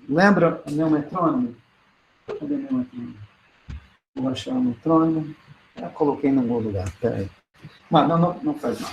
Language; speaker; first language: Portuguese; non-native, fluent; English